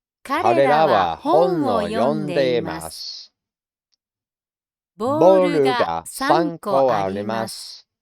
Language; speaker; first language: Japanese; non-native, learner; English